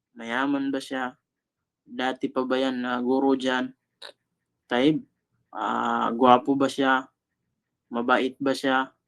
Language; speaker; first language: Filipino; non-native, local second language; Cebuano